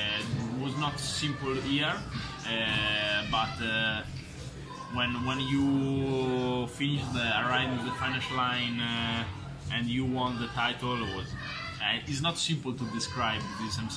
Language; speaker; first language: English; non-native, fluent; Italian